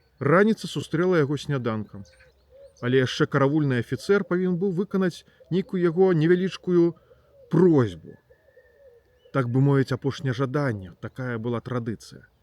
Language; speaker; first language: Belarusian; native; Belarusian